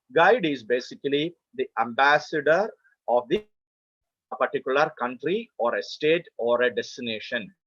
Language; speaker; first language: English; non-native, local second language; Malayalam